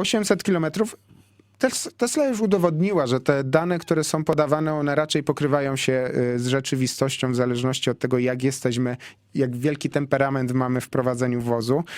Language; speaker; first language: Polish; native; Polish